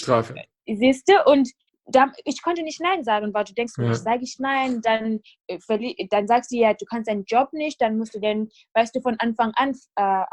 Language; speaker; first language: German; non-native, fluent; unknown